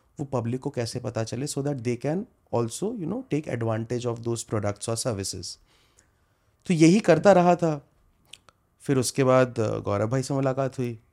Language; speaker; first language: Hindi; non-native, local second language; Bangla